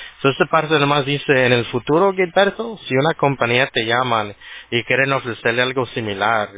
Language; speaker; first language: Spanish; early bilingual, heritage; Spanish